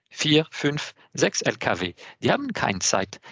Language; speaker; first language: German; non-native, fluent; French